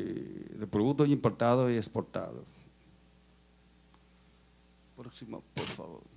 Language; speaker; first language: Spanish; non-native, fluent; Chinese